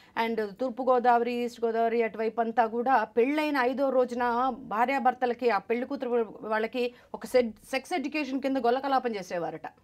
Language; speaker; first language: Telugu; non-native, local second language; Malayalam